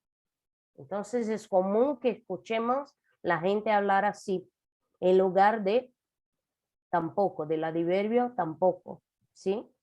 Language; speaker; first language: Spanish; non-native, fluent; Portuguese